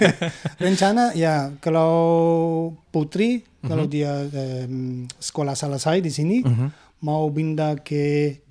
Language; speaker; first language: Indonesian; non-native, learner; German